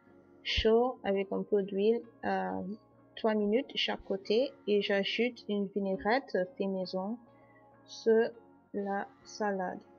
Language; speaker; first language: French; non-native, fluent; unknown